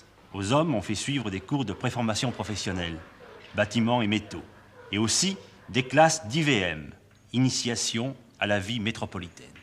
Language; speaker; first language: French; native; French